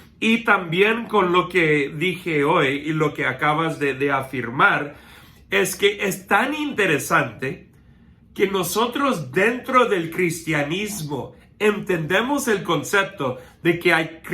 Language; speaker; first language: Spanish; non-native, fluent; English